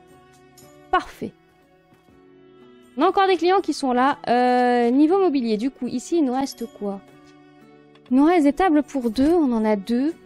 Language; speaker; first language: French; native; French